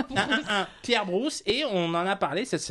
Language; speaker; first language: French; native; French